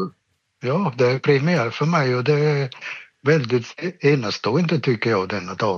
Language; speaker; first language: Swedish; native; Swedish